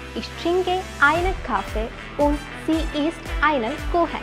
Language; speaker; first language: German; non-native, fluent; Malayalam